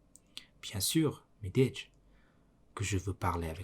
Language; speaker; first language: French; non-native, learner; Mongolian